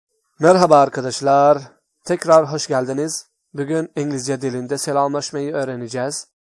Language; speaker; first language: Turkish; non-native, fluent; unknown